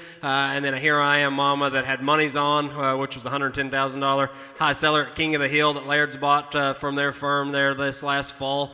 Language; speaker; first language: English; native; English